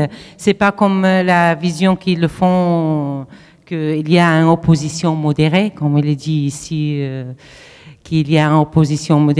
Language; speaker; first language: French; non-native, fluent; Arabic